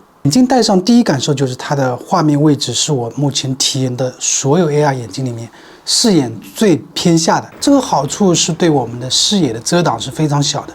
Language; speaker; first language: Chinese; native; Chinese